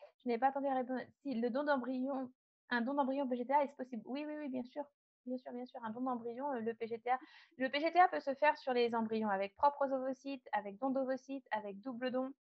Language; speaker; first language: French; native; French